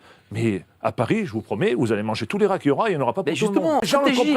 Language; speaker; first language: French; native; French